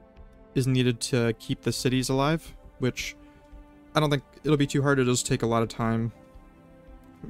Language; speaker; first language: English; native; English